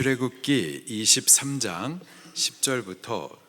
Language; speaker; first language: Korean; native; Korean